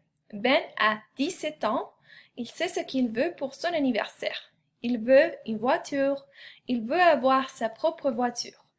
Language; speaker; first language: French; non-native, fluent; Spanish